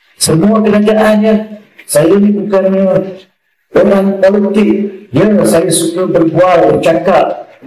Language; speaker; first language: Malay; native; Malay